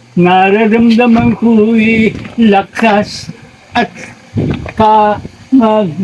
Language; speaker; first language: Filipino; non-native, local second language; Bikol